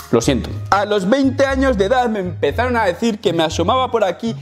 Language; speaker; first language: Spanish; native; Spanish